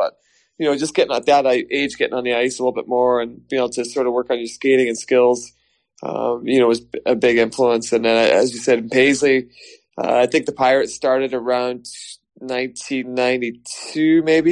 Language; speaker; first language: English; native; English